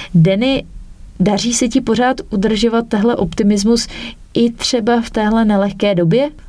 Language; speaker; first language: Czech; native; Czech